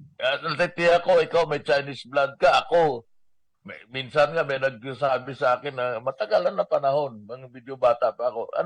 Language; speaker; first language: Filipino; native; Filipino